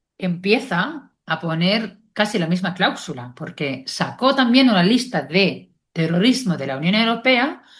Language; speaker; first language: Spanish; non-native, fluent; Arabic